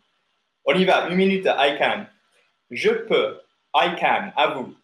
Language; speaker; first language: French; non-native, fluent; English